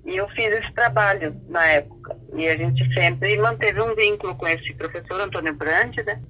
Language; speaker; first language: Portuguese; non-native, local second language; Guarani